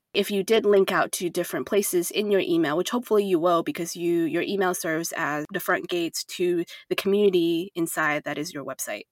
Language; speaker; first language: English; non-native, fluent; Chinese